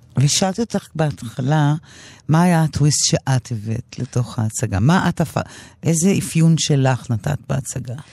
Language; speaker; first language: Hebrew; native; Hebrew